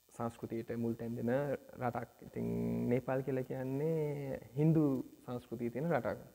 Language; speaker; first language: Sinhala; early bilingual, other home language; Nepali